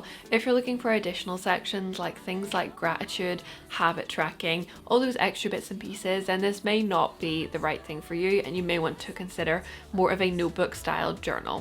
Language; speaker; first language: English; native; English